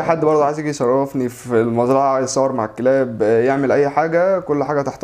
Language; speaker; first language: Arabic; native; Arabic